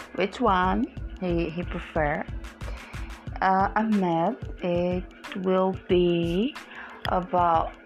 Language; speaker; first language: English; non-native, fluent; Portuguese